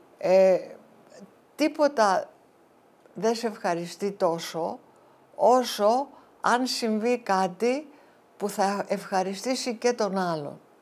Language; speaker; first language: Greek; early bilingual, heritage; Greek